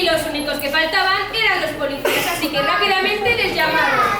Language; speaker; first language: Spanish; native; Spanish